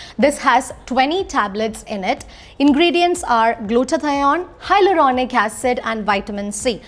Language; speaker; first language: English; non-native, local second language; Malayalam